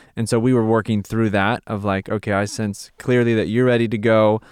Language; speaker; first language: English; native; English